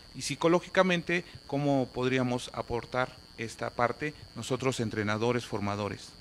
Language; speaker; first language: Spanish; native; Spanish